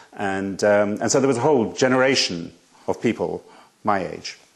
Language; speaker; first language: English; native; English